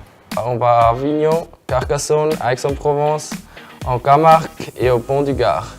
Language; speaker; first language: French; non-native, fluent; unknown